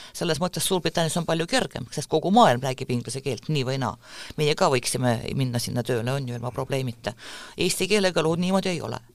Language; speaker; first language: Estonian; non-native, local second language; Russian